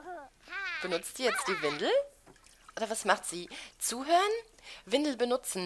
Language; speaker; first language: German; native; German